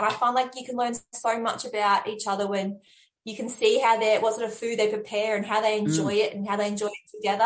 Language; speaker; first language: English; native; English